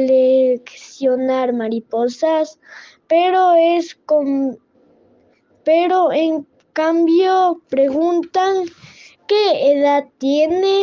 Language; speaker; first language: Spanish; non-native, learner; French